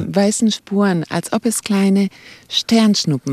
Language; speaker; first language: German; native; German